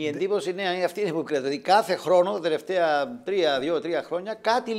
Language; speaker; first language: Greek; native; Greek